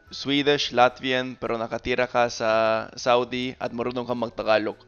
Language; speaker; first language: Filipino; non-native, fluent; English